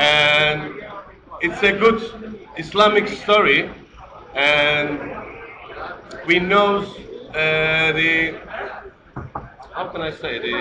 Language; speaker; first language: English; non-native, learner; Turkish